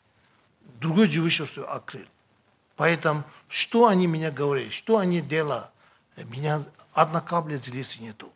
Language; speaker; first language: Russian; non-native, learner; Tibetan